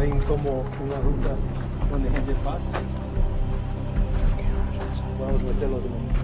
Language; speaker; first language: Spanish; early bilingual, heritage; Spanish